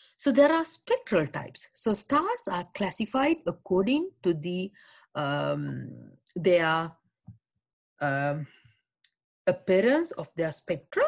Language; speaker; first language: English; non-native, local second language; Sinhala